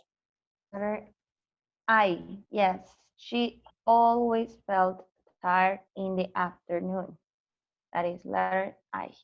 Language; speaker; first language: English; non-native, fluent; Spanish